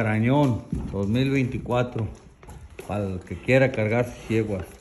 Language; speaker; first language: Spanish; native; Spanish